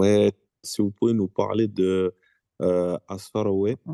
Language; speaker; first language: French; native; French